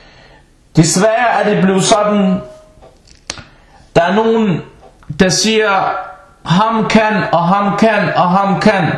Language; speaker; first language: Danish; non-native, fluent; Arabic